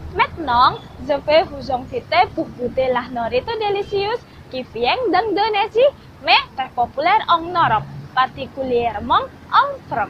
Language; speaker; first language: French; non-native, learner; Indonesian